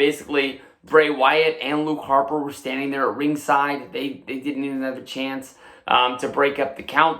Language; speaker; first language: English; native; English